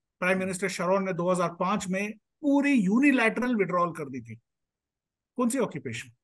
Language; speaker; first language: Hindi; native; Hindi